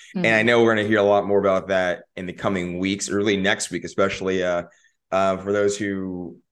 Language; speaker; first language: English; native; English